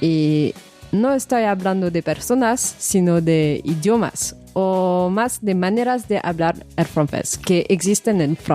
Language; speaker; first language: Spanish; non-native, fluent; French